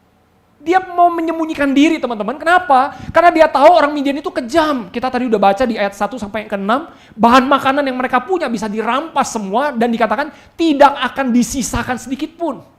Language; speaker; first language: Indonesian; native; Indonesian